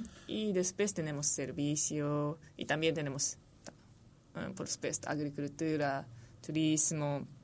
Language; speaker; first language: Spanish; non-native, fluent; Japanese